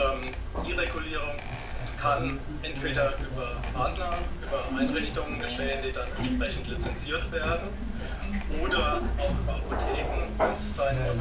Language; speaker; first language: German; native; German